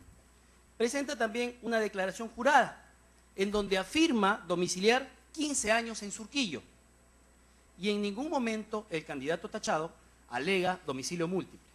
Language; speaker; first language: Spanish; native; Spanish